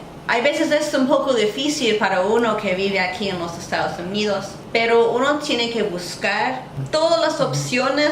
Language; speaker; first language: Spanish; non-native, fluent; English